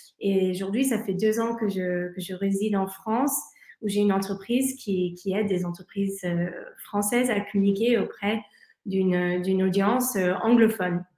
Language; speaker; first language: French; early bilingual, heritage; English